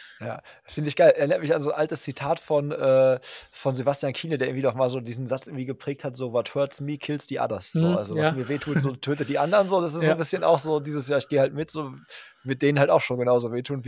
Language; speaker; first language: German; native; German